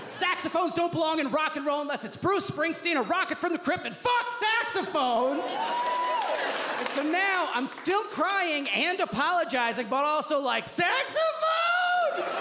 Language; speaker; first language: English; native; English